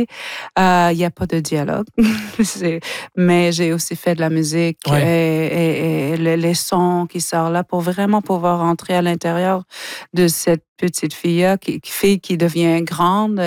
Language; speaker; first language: French; non-native, local second language; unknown